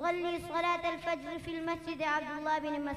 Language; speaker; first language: Arabic; non-native, learner; Pashto